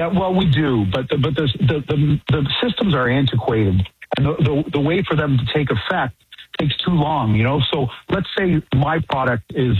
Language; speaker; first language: English; native; English